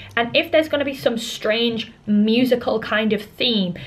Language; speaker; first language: English; native; English